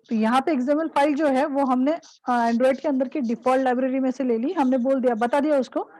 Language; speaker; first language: Hindi; non-native, local second language; Marathi